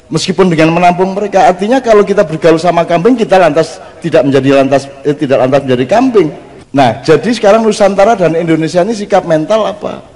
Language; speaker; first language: Indonesian; non-native, local second language; Javanese